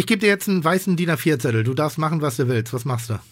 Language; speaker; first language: German; native; German